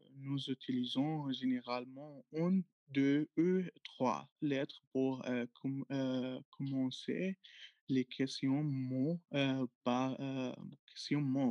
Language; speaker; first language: French; non-native, fluent; Arabic